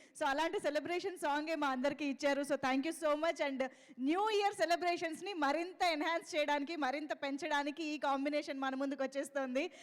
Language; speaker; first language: Telugu; native; Telugu